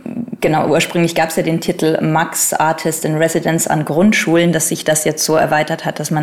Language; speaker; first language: German; native; German